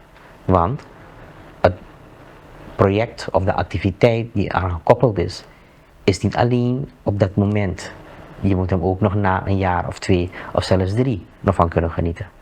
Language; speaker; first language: Dutch; native; Dutch